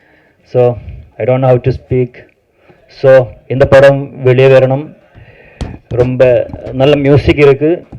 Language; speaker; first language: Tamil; non-native, learner; Malayalam